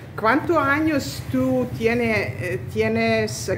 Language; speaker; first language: Spanish; non-native, learner; Serbian